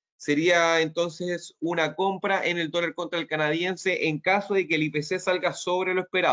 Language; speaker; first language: Spanish; native; Spanish